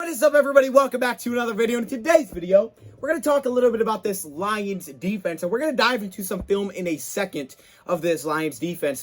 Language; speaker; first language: English; native; English